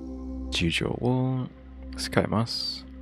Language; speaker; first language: Japanese; non-native, learner; English